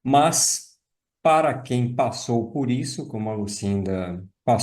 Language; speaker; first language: Portuguese; native; Portuguese